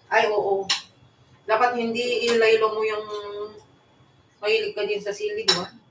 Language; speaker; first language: Filipino; native; Filipino